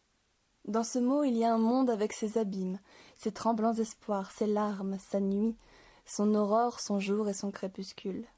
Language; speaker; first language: French; native; French